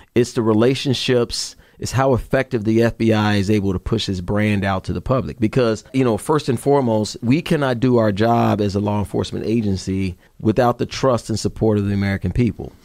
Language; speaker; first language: English; native; English